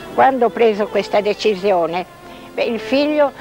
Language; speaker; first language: Italian; non-native, fluent; Hungarian